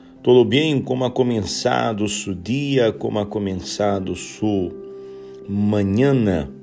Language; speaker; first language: Portuguese; non-native, learner; Spanish